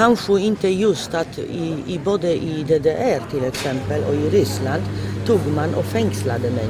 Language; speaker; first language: Swedish; non-native, fluent; Polish